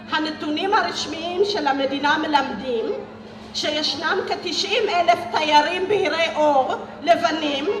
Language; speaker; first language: Hebrew; early bilingual, other home language; Amharic